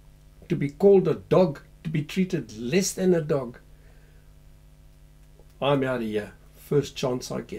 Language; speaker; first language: English; native; English